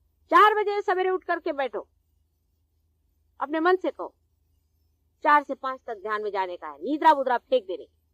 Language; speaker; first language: Hindi; non-native, local second language; Marathi